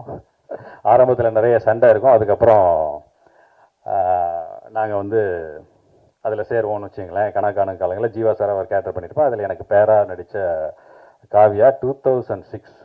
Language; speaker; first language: Tamil; native; Tamil